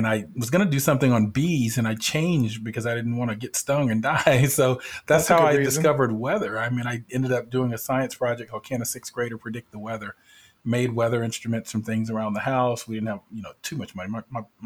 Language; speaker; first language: English; native; English